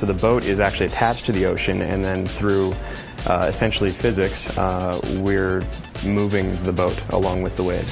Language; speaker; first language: English; native; English